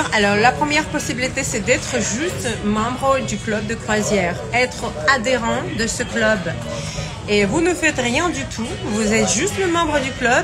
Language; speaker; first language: French; non-native, fluent; Russian